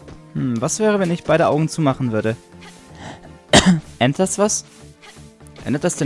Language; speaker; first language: German; native; German